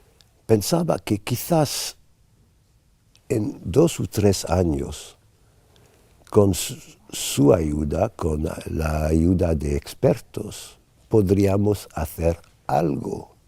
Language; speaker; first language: Spanish; non-native, fluent; English